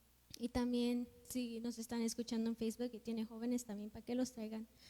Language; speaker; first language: Spanish; native; Spanish